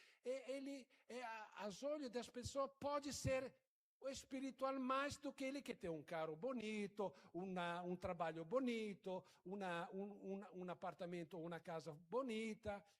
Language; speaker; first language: Portuguese; non-native, fluent; Italian